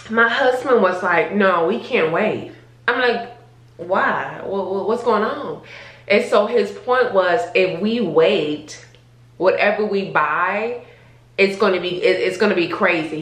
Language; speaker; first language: English; native; English